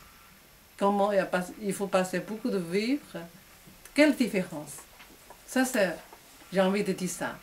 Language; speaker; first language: French; non-native, learner; Chinese